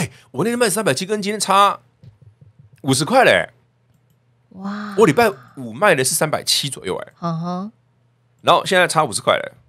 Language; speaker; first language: Chinese; native; Chinese